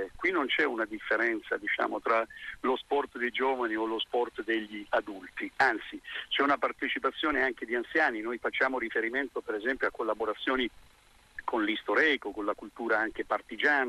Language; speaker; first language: Italian; native; Italian